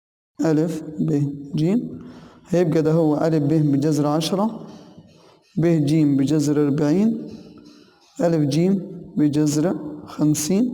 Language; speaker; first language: Arabic; native; Arabic